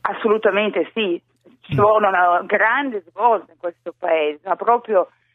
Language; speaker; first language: Italian; non-native, fluent; Croatian